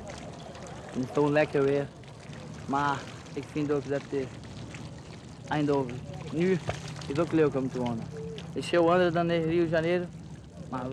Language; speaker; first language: Dutch; non-native, learner; Portuguese